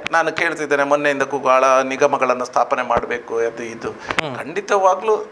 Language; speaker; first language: Kannada; native; Kannada